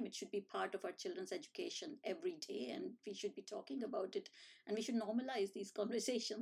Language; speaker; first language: English; non-native, local second language; Hindi